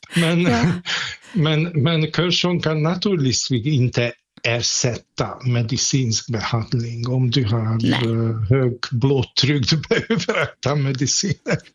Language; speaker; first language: Swedish; non-native, fluent; Hungarian